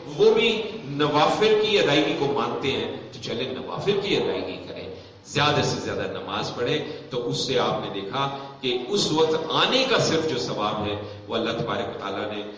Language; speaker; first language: Urdu; non-native, local second language; Punjabi